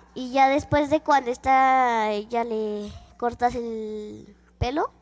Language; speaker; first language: Spanish; native; Spanish